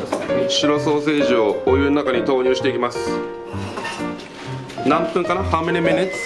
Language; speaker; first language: Japanese; native; Japanese